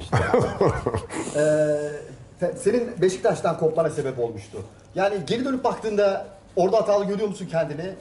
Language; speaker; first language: Turkish; native; Turkish